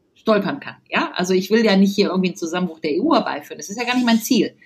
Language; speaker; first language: German; native; German